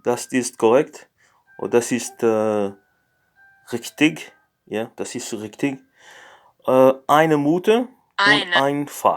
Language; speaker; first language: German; non-native, learner; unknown